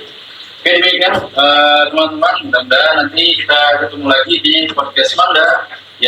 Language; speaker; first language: Indonesian; native; Indonesian